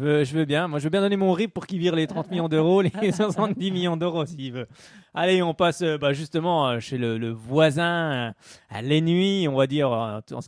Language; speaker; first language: French; native; French